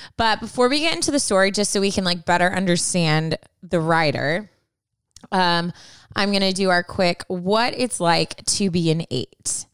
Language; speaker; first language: English; native; English